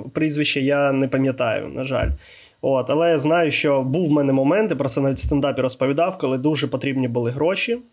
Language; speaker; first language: Ukrainian; non-native, local second language; Russian